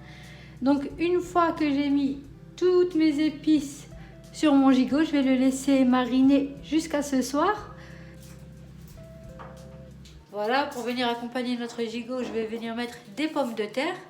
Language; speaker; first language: French; native; French